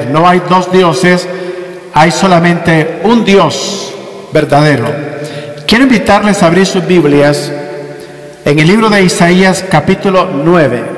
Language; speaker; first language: Spanish; native; Spanish